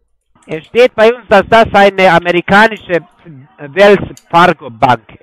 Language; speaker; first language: German; non-native, fluent; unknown